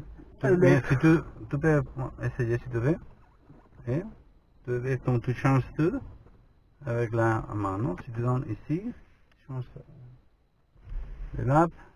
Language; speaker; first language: French; non-native, learner; Spanish